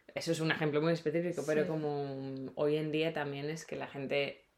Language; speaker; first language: Spanish; non-native, fluent; English